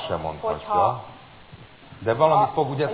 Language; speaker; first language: Hungarian; native; Hungarian